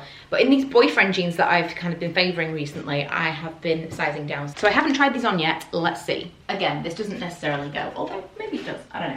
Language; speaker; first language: English; native; English